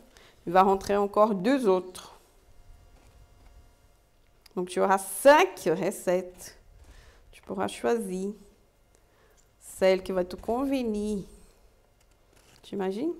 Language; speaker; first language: French; non-native, fluent; Portuguese